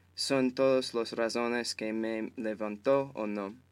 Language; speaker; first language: Spanish; non-native, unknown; English